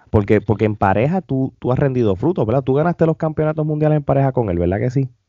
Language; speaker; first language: Spanish; native; Spanish